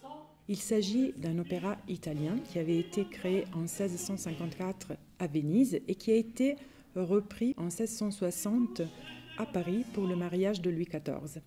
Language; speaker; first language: French; native; French